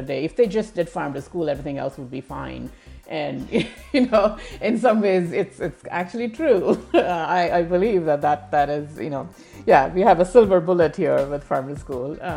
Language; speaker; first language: English; non-native, local second language; Hindi